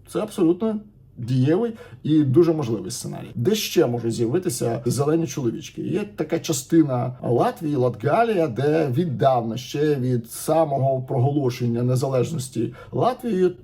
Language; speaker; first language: Ukrainian; native; Ukrainian